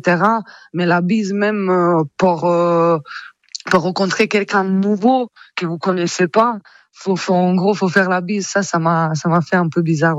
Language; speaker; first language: French; non-native, fluent; Croatian